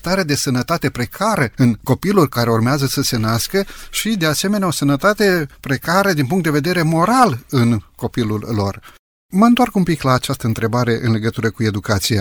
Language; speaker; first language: Romanian; native; Romanian